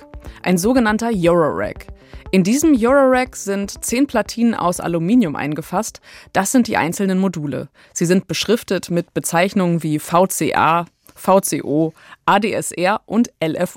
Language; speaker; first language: German; native; German